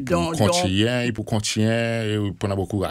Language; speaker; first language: French; non-native, learner; Morisyen